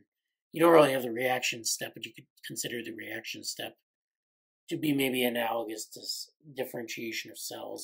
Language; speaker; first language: English; native; English